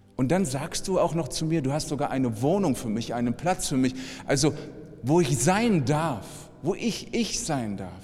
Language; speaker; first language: German; native; German